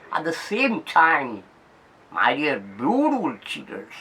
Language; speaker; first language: English; non-native, local second language; Tamil